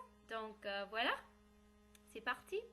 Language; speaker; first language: French; non-native, learner; English